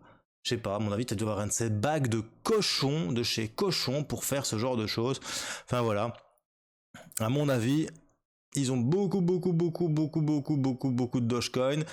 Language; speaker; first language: French; native; French